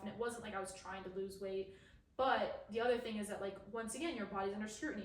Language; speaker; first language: English; native; English